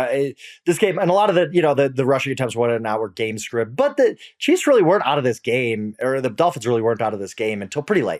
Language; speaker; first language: English; native; English